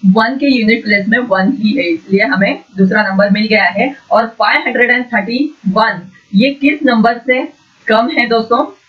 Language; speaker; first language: Hindi; non-native, local second language; Marathi